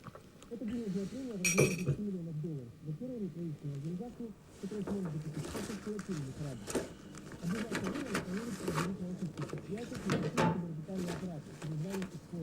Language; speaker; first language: Russian; native; Russian